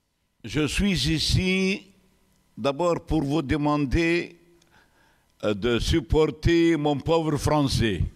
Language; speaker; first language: French; non-native, fluent; Arabic